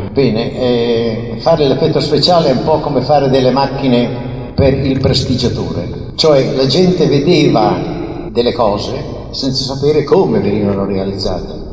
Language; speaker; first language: Italian; native; Italian